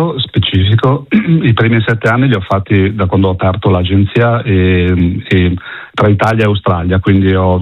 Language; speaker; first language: Italian; non-native, local second language; Venetian